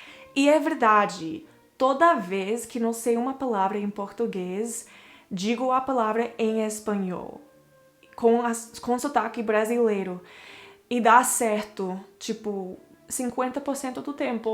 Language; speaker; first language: Portuguese; non-native, fluent; English